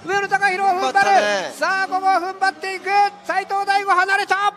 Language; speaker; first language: Japanese; native; Japanese